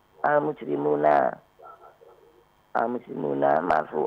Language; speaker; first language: Arabic; non-native, learner; Indonesian